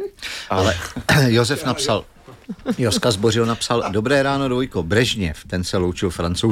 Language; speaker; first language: Czech; native; Czech